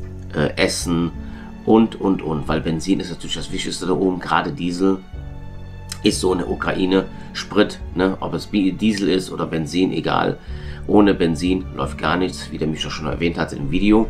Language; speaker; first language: German; native; German